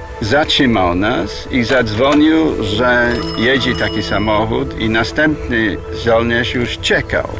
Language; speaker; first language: Polish; non-native, fluent; English